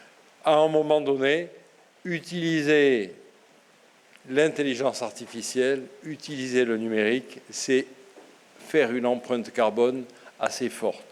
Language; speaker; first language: French; native; French